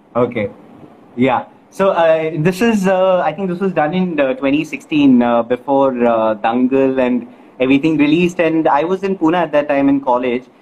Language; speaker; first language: English; non-native, local second language; Malayalam